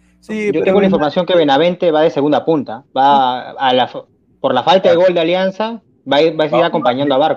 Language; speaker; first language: Spanish; native; Spanish